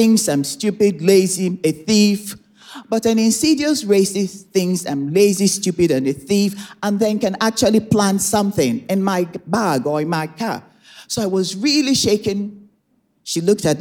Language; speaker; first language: English; non-native, local second language; Igbo